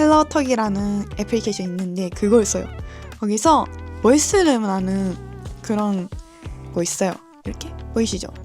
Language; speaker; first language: Korean; non-native, learner; Japanese